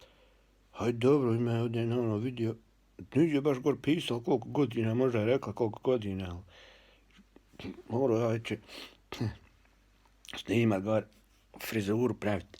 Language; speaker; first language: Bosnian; early bilingual, heritage; Bosnian